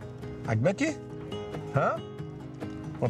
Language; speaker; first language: Arabic; native; Arabic